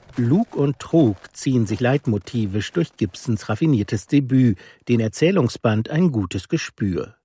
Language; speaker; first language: German; native; German